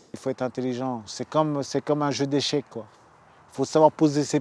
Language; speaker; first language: French; native; French